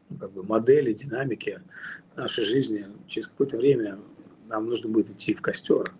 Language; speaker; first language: Russian; native; Russian